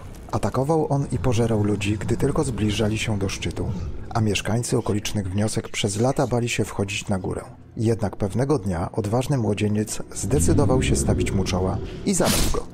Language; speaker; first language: Polish; native; Polish